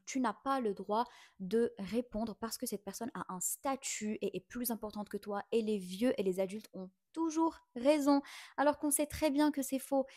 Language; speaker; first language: French; non-native, local second language; Arabic